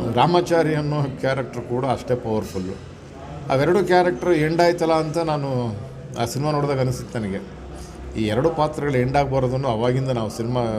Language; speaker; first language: Kannada; native; Kannada